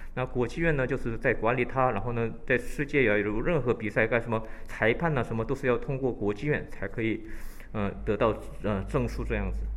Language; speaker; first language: Chinese; early bilingual, heritage; Chinese